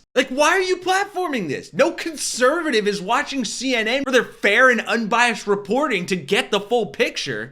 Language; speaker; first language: English; native; English